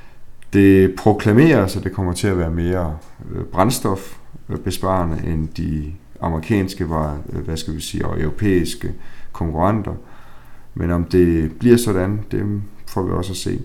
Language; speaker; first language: Danish; native; Danish